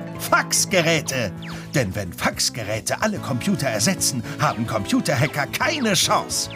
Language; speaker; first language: German; native; German